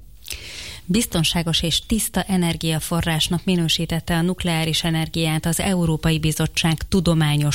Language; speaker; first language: Hungarian; native; Hungarian